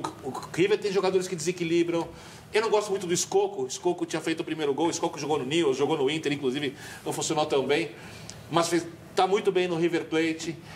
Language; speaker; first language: Portuguese; native; Portuguese